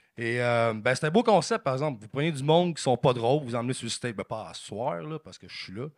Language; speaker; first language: French; native; French